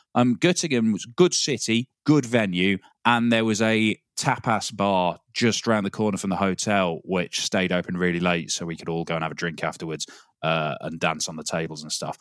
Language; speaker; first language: English; native; English